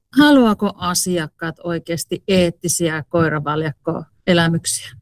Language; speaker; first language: Finnish; native; Finnish